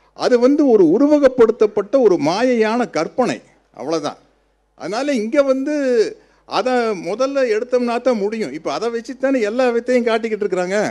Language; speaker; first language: Tamil; native; Tamil